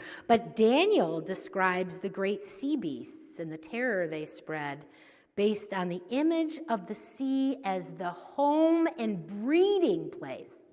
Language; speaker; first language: English; native; English